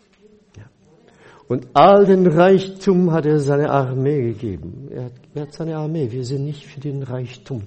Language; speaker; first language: German; non-native, fluent; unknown